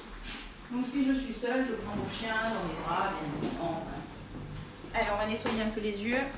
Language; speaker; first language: French; native; French